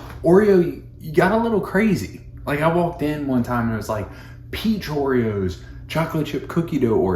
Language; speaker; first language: English; native; English